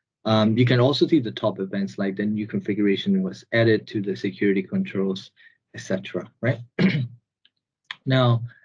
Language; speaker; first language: English; non-native, fluent; Burmese